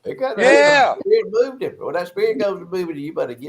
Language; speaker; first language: English; native; English